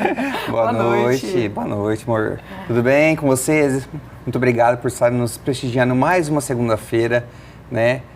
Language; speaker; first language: Portuguese; native; Portuguese